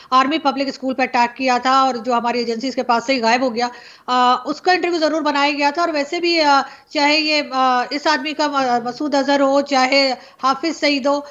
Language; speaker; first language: Urdu; native; Urdu